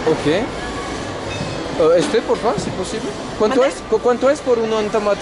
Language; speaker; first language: Spanish; non-native, learner; French